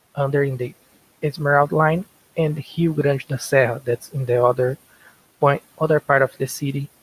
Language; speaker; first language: English; non-native, learner; Portuguese